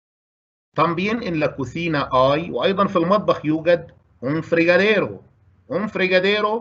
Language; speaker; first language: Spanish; non-native, fluent; Arabic